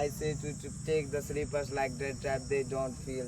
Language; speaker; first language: English; non-native, learner; Hindi